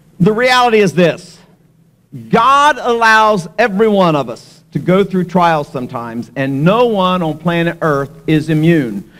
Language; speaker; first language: English; native; English